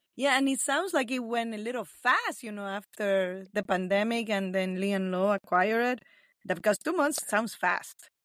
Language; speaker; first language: English; non-native, fluent; Spanish